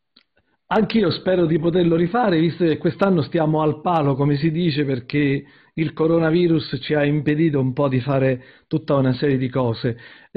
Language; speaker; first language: Italian; native; Italian